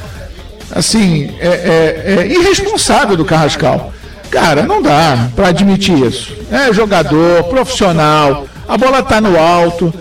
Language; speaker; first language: Portuguese; native; Portuguese